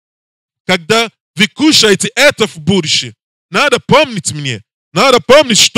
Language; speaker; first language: Russian; non-native, learner; English